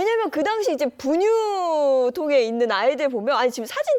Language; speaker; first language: Korean; native; Korean